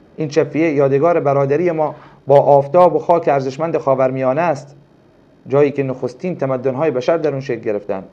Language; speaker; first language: Persian; non-native, local second language; Arabic